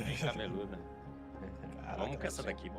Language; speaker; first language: Portuguese; native; Portuguese